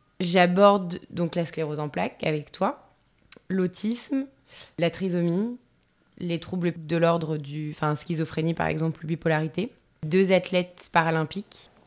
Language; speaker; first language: French; native; French